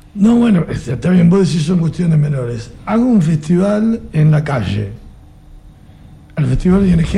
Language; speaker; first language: Spanish; native; Spanish